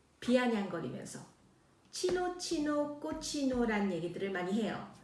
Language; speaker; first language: Korean; native; Korean